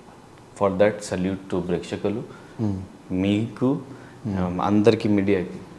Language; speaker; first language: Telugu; non-native, learner; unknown